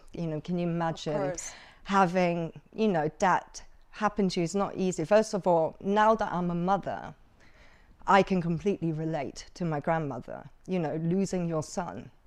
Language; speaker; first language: English; early bilingual, other home language; Cantonese